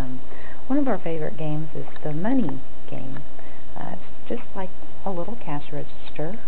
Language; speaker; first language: English; native; English